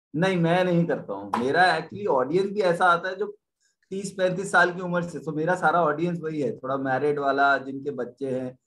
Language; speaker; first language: Hindi; native; Hindi